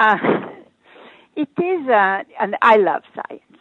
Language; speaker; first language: English; non-native, fluent; Croatian